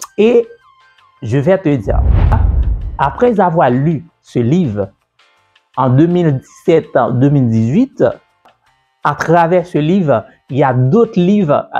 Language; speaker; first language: French; native; French